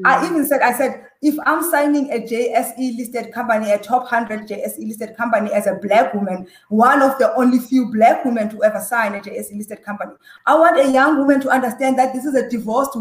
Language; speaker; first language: English; non-native, local second language; Xhosa